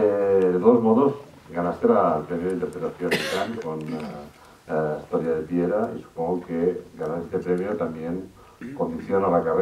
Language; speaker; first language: Spanish; native; Spanish